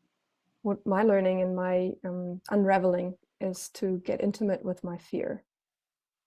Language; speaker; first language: English; non-native, fluent; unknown